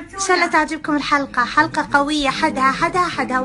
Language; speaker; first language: Arabic; native; Arabic